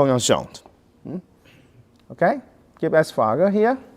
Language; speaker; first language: German; non-native, learner; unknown